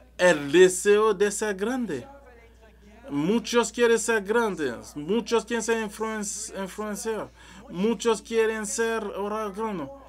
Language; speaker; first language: Spanish; non-native, learner; French